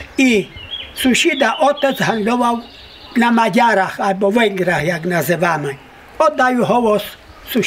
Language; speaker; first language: Polish; non-native, local second language; Rusyn